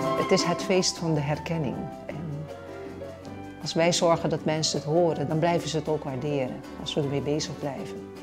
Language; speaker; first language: Dutch; non-native, local second language; Papiamento